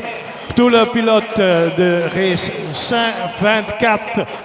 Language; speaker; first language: French; non-native, local second language; Dutch